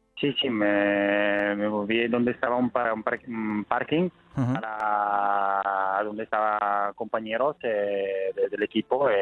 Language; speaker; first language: Spanish; non-native, learner; Italian